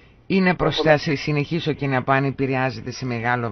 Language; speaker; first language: Greek; native; Greek